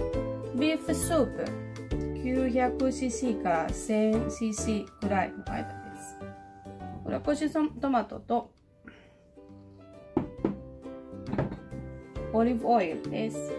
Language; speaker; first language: Japanese; non-native, fluent; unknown